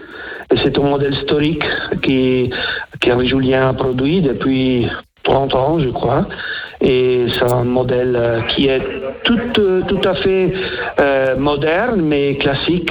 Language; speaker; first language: French; non-native, fluent; Italian